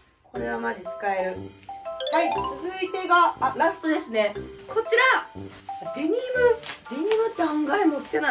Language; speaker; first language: Japanese; native; Japanese